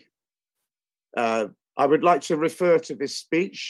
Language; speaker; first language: English; non-native, fluent; French